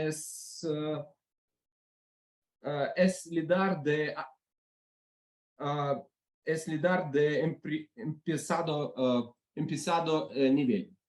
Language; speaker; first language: Spanish; non-native, learner; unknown